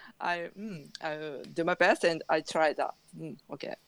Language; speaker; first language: English; non-native, learner; Japanese